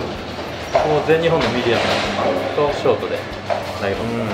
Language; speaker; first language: Japanese; native; Japanese